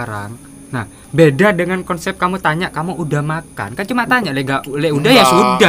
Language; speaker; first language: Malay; non-native, local second language; Javanese